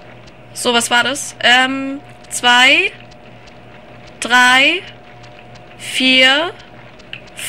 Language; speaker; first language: German; native; German